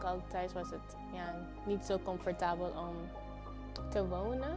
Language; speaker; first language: Dutch; non-native, fluent; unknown